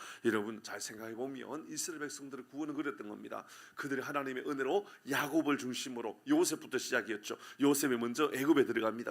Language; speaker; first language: Korean; native; Korean